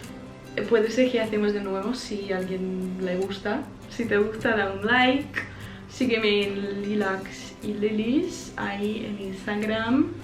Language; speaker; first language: Spanish; non-native, fluent; English